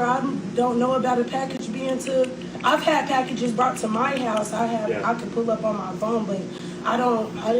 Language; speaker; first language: English; native; English